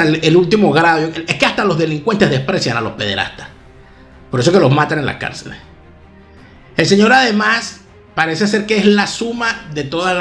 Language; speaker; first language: Spanish; native; Spanish